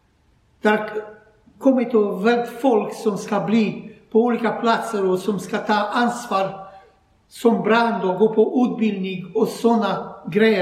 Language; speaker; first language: Swedish; non-native, learner; Croatian